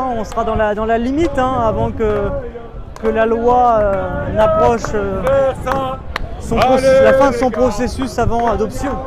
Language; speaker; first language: French; native; French